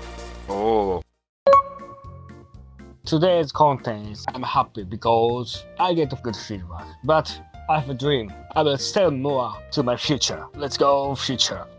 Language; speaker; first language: English; non-native, learner; Japanese